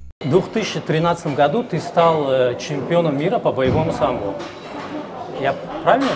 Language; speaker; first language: Russian; non-native, local second language; Tajik